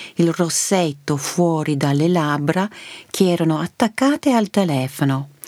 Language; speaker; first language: Italian; early bilingual, heritage; Italian